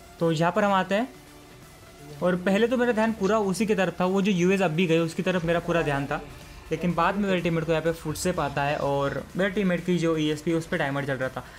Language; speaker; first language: Hindi; native; Hindi